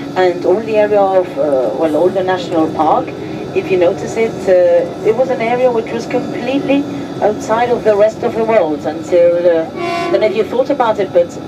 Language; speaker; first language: English; non-native, fluent; Spanish